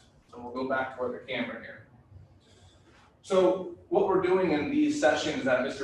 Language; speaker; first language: English; native; English